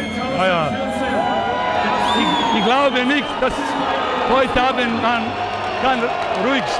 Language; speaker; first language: German; non-native, fluent; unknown